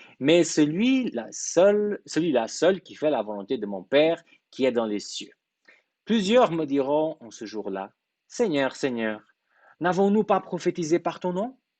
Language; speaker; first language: French; non-native, fluent; Portuguese